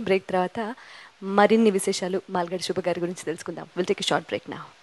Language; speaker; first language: Telugu; native; Telugu